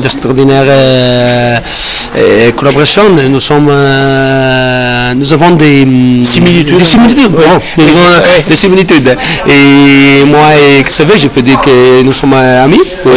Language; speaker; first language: French; non-native, learner; Italian